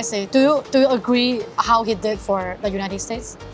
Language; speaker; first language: English; non-native, fluent; Chinese